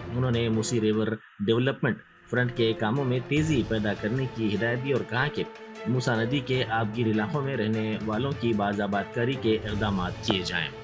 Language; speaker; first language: Hindi; non-native, local second language; Urdu